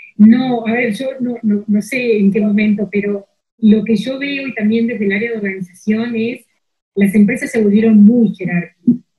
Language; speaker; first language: Spanish; native; Spanish